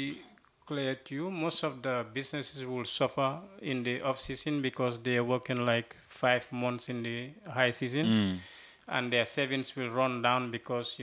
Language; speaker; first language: English; non-native, local second language; Mandingo